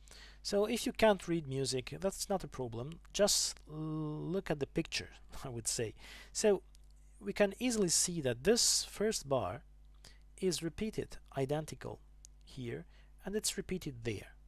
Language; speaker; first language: English; non-native, fluent; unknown